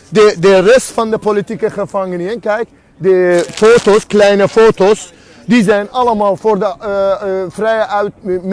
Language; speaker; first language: Dutch; non-native, fluent; Azerbaijani